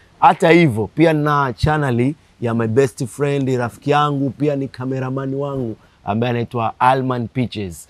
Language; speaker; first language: Swahili; native; Swahili